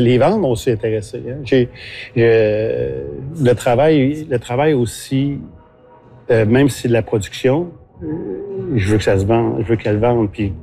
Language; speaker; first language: French; native; French